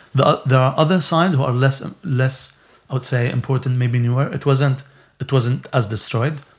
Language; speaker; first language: English; non-native, fluent; Arabic